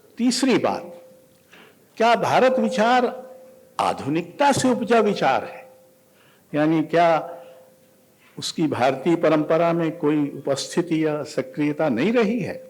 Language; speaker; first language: Hindi; native; Hindi